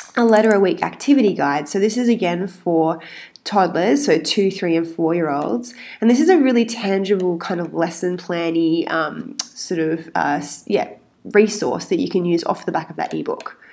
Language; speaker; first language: English; native; English